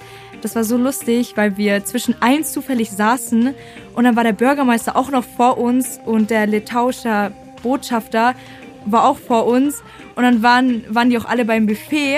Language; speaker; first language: German; native; German